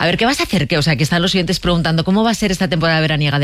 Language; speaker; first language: Spanish; native; Spanish